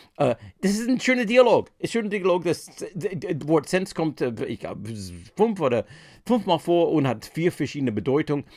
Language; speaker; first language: German; non-native, fluent; English